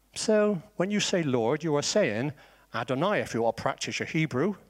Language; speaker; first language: English; native; English